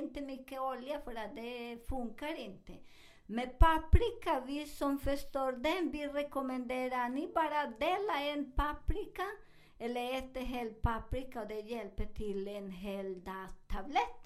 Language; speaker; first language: Swedish; non-native, learner; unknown